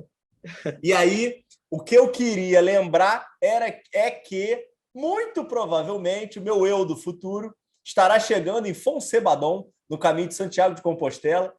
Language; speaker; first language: Portuguese; native; Portuguese